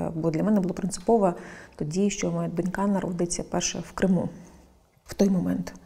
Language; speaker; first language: Ukrainian; non-native, local second language; Crimean Tatar